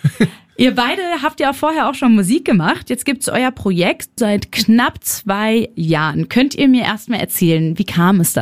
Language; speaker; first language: German; native; German